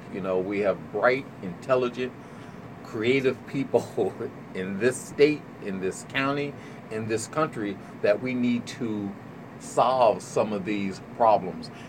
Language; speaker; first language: English; native; English